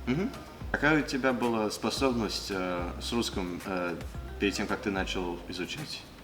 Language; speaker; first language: Russian; early bilingual, heritage; Russian